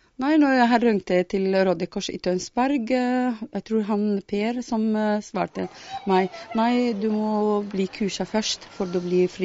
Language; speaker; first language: Norwegian; non-native, fluent; Arabic